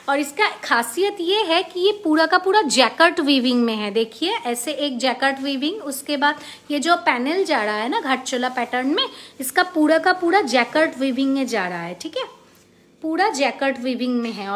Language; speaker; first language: Hindi; non-native, local second language; Bangla